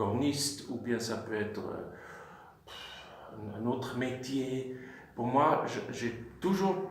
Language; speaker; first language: French; non-native, fluent; German